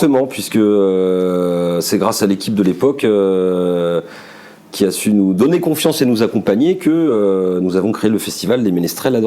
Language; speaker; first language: French; native; French